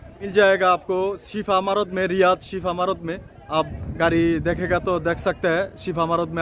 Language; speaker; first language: Hindi; non-native, learner; Bangla